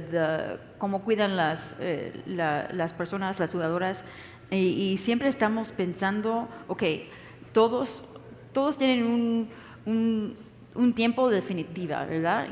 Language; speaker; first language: Spanish; early bilingual, heritage; English